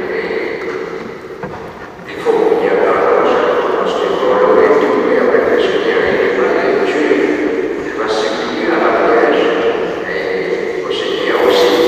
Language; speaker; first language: French; non-native, local second language; Morisyen